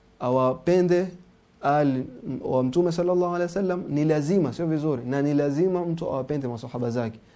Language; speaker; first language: Swahili; native; Swahili